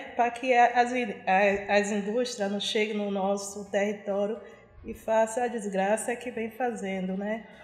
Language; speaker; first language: Portuguese; native; Portuguese